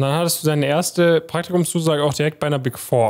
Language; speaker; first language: German; native; German